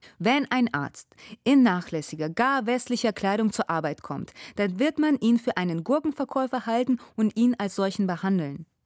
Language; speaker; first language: German; early bilingual, other home language; Russian